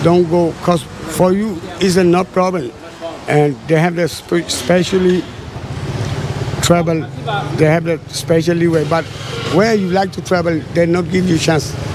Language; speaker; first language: English; non-native, learner; Burmese